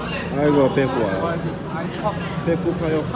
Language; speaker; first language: Korean; non-native, learner; Fijian